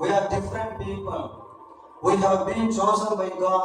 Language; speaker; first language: English; non-native, local second language; Telugu